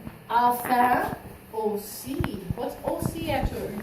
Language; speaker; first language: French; non-native, fluent; English